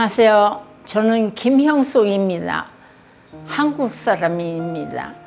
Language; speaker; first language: Korean; early bilingual, heritage; Korean